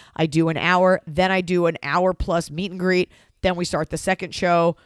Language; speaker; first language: English; native; English